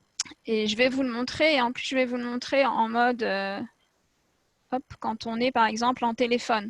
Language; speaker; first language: French; native; French